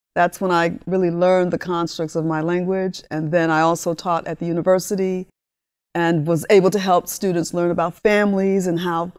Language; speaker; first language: English; early bilingual, other home language; Spanish